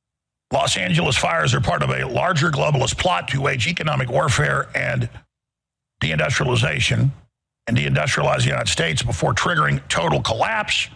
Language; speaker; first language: English; native; English